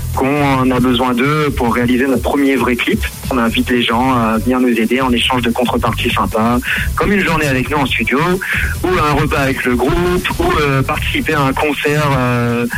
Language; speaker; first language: French; native; French